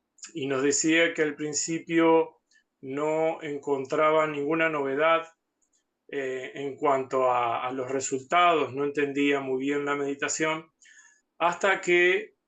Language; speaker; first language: Spanish; native; Spanish